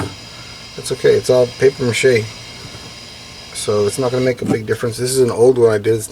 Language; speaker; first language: English; native; English